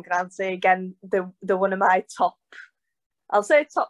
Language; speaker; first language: English; native; English